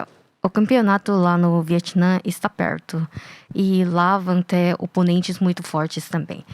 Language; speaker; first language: Portuguese; non-native, learner; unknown